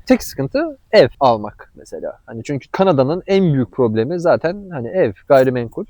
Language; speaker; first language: Turkish; native; Turkish